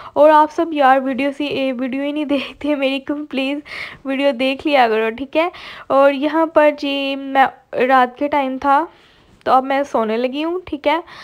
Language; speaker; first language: Urdu; native; Urdu